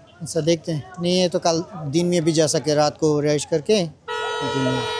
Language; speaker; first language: Hindi; non-native, local second language; Bangla